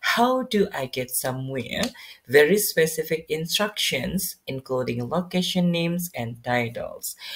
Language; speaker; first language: English; non-native, fluent; Indonesian